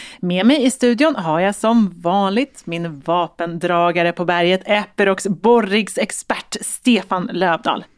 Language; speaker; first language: Swedish; native; Swedish